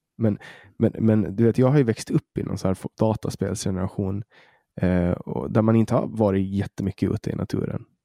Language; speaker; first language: Swedish; native; Swedish